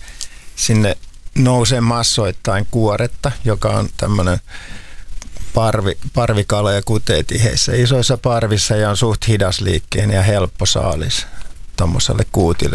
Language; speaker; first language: Finnish; native; Finnish